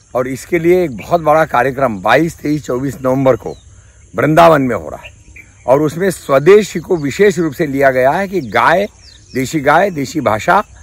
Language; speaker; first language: Hindi; native; Hindi